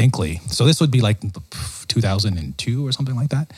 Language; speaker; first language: English; native; English